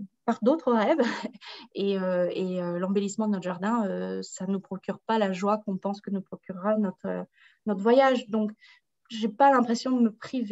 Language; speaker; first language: French; native; French